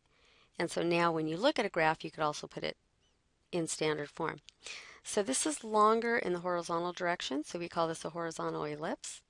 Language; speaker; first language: English; native; English